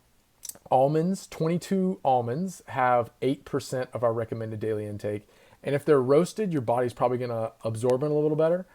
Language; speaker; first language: English; native; English